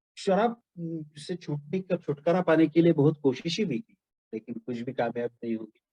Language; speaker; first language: Hindi; non-native, local second language; Marathi